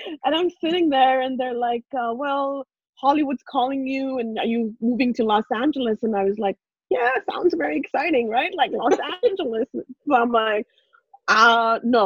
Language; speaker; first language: English; non-native, local second language; Punjabi